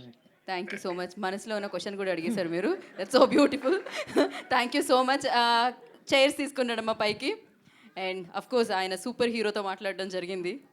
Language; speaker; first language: Telugu; native; Telugu